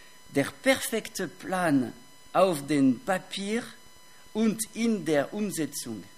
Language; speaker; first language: German; non-native, fluent; French